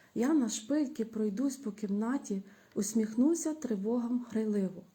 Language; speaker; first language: Ukrainian; native; Ukrainian